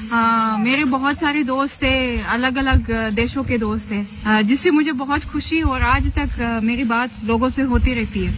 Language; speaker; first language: Hindi; non-native, fluent; Russian